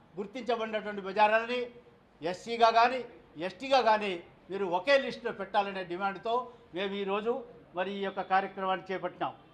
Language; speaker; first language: Telugu; non-native, local second language; Lambadi